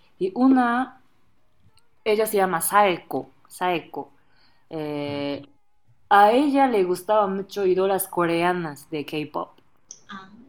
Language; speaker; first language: Spanish; non-native, fluent; Japanese